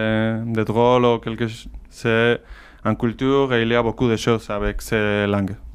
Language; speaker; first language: French; non-native, fluent; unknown